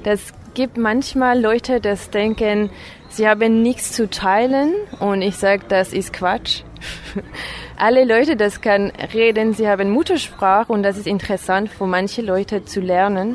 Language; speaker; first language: German; non-native, fluent; Armenian